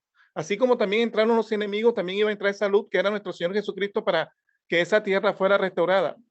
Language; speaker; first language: Spanish; native; Spanish